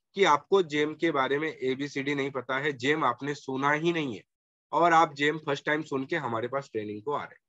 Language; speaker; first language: Hindi; non-native, local second language; Marathi